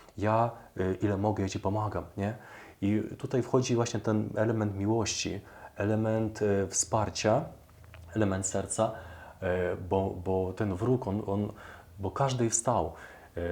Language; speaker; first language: Polish; non-native, fluent; Ukrainian